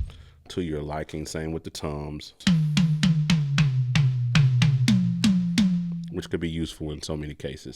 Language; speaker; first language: English; native; English